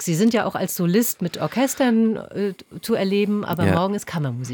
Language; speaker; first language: German; native; German